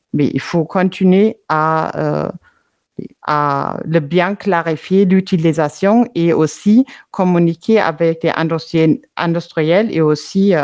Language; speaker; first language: French; non-native, fluent; German